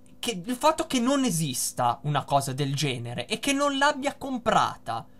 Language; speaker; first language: Italian; native; Italian